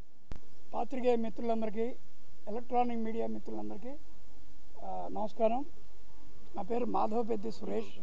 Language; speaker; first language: Telugu; native; Telugu